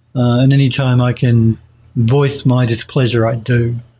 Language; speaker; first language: English; native; English